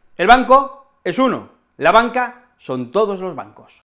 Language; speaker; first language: Spanish; native; Spanish